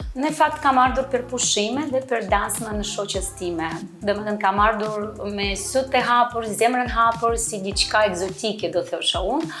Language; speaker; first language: Albanian; non-native, fluent; Russian